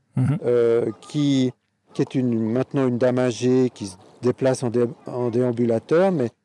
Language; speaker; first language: French; native; French